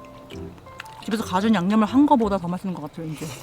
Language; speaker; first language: Korean; native; Korean